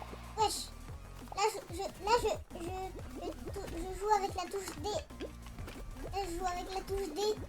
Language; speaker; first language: French; native; French